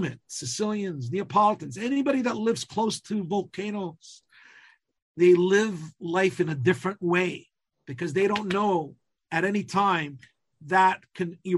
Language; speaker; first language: English; non-native, fluent; Italian